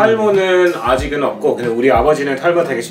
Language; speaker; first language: Korean; non-native, fluent; German